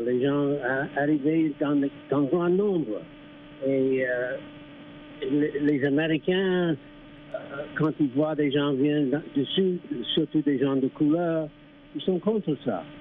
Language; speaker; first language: French; non-native, fluent; English